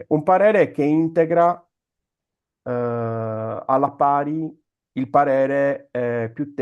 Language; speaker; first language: Italian; native; Italian